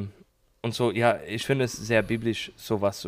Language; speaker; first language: German; non-native, learner; English